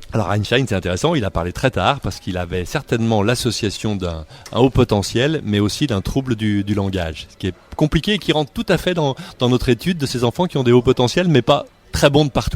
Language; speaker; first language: French; native; French